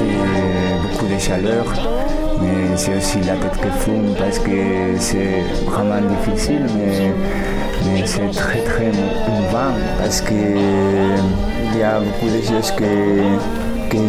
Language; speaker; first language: French; non-native, learner; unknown